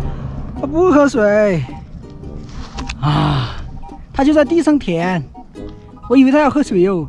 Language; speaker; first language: Chinese; native; Chinese